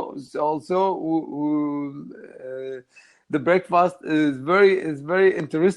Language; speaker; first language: English; non-native, learner; Arabic